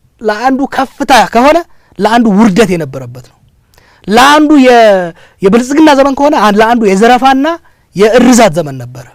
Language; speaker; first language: Amharic; non-native, local second language; Oromo